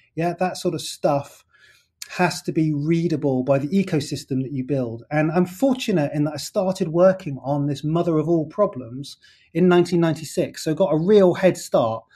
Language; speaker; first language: English; native; English